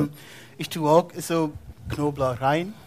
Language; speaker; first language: German; non-native, fluent; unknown